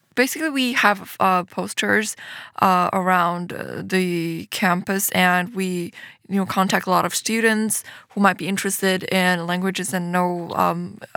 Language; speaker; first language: English; early bilingual, other home language; Chinese